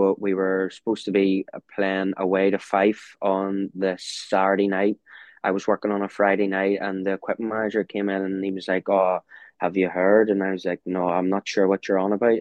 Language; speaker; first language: English; native; English